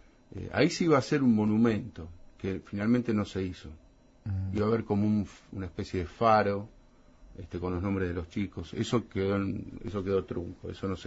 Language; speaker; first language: Spanish; native; Spanish